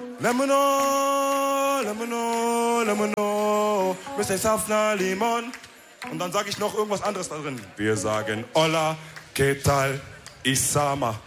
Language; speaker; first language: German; early bilingual, other home language; Wolof